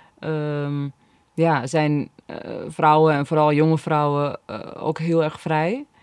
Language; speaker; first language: Dutch; early bilingual, other home language; Bosnian